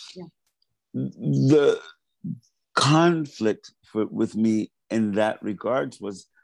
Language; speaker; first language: English; native; English